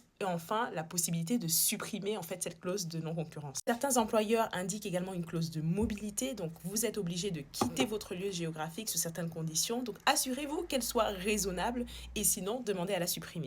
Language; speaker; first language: French; native; French